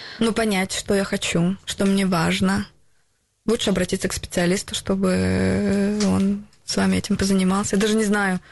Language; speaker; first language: Russian; native; Russian